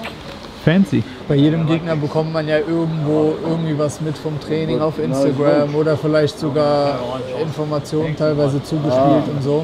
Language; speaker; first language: German; native; German